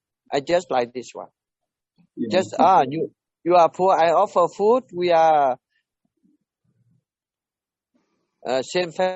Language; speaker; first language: English; non-native, learner; Vietnamese